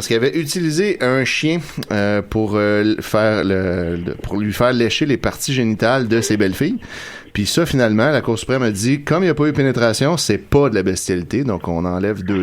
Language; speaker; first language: French; native; French